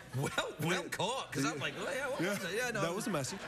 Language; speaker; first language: English; native; English